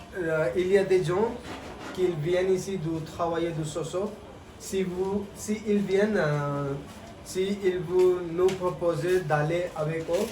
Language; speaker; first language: French; non-native, learner; Hindi